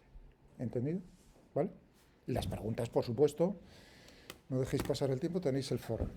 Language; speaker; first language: Spanish; native; Spanish